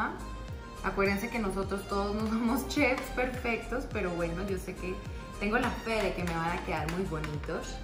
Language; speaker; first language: Spanish; native; Spanish